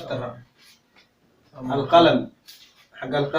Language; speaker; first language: Arabic; non-native, learner; Somali